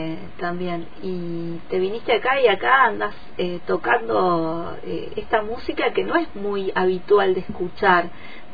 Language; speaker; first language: Spanish; native; Spanish